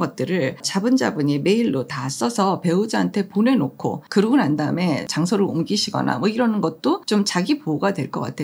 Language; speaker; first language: Korean; native; Korean